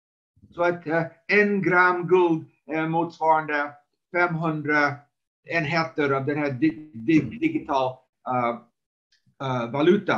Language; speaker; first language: Swedish; non-native, fluent; English